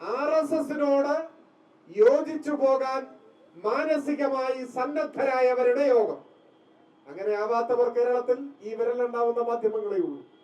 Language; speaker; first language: Malayalam; native; Malayalam